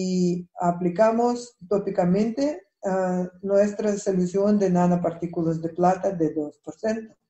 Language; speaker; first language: Spanish; non-native, fluent; Russian